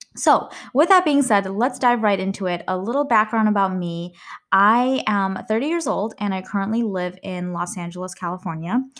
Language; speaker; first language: English; early bilingual, other home language; Malayalam